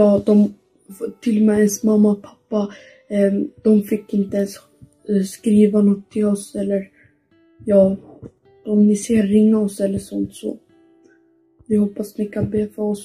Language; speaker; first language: Swedish; early bilingual, other home language; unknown